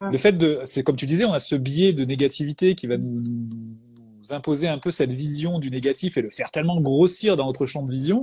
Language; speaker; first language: French; native; French